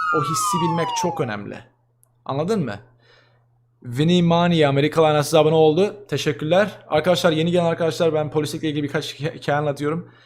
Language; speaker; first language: Turkish; native; Turkish